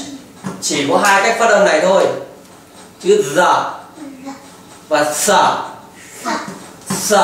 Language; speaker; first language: Vietnamese; native; Vietnamese